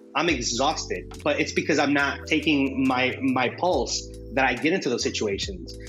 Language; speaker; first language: English; early bilingual, other home language; Spanish